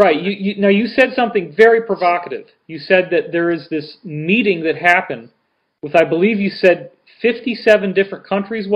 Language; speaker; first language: English; native; English